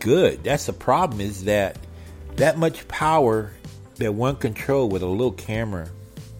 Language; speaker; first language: English; native; English